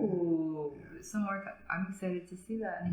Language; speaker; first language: English; native; English